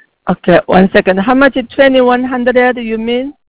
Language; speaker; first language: English; non-native, learner; Korean